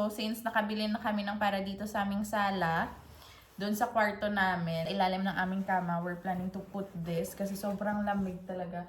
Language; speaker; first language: Filipino; non-native, local second language; Hiligaynon